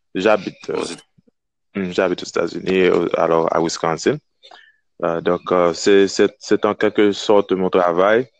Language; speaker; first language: French; non-native, local second language; Haitian Creole